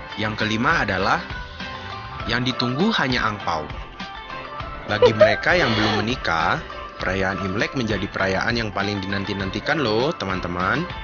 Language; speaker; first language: Indonesian; native; Indonesian